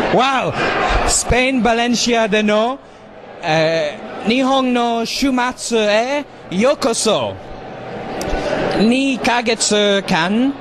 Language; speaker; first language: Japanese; non-native, learner; English